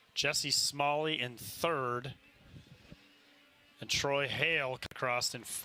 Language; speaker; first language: English; native; English